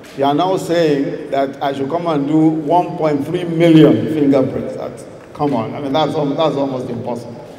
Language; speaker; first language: English; non-native, local second language; Yoruba